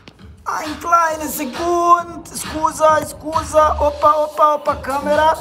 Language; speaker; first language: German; non-native, learner; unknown